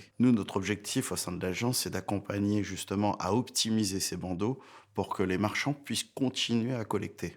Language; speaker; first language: French; native; French